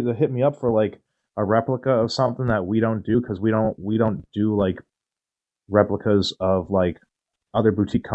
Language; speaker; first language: English; native; English